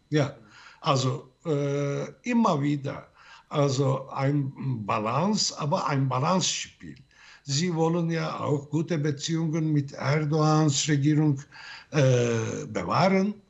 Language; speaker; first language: German; non-native, fluent; Turkish